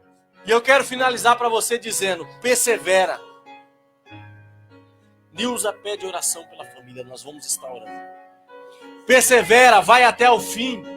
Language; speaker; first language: Portuguese; native; Portuguese